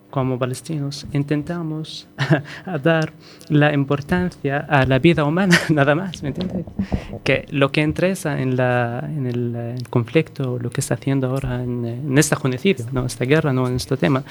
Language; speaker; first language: Spanish; non-native, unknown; Arabic